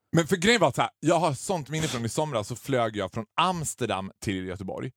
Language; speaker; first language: Swedish; native; Swedish